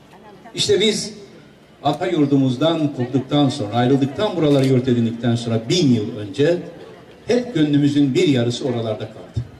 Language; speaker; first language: Turkish; native; Turkish